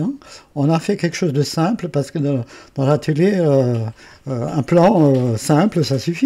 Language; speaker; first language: French; native; French